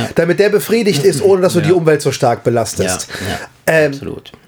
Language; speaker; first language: German; early bilingual, other home language; French